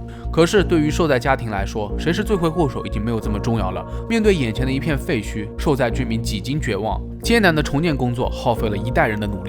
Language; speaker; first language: Chinese; native; Chinese